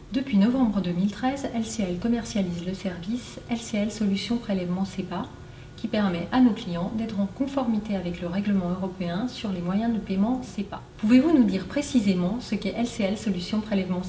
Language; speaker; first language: French; native; French